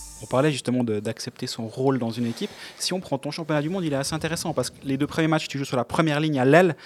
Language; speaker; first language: French; native; French